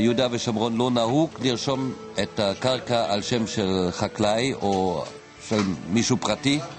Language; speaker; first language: Hebrew; non-native, fluent; German